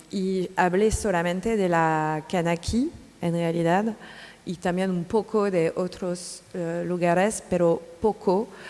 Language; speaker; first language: Spanish; non-native, learner; French